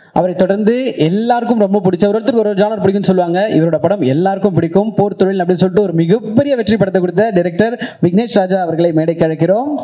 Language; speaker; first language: Tamil; native; Tamil